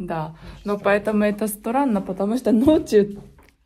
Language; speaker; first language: Russian; non-native, learner; Japanese